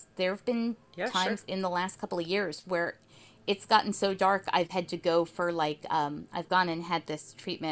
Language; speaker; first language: English; native; English